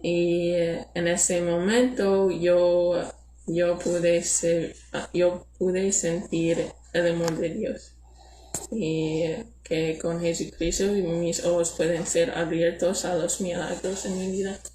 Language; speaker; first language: Spanish; non-native, learner; English